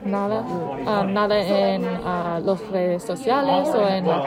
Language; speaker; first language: Spanish; non-native, learner; English